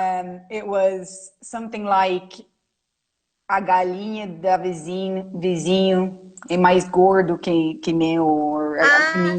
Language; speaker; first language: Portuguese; non-native, learner; English